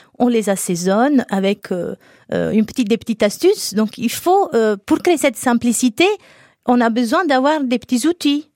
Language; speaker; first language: French; non-native, fluent; Italian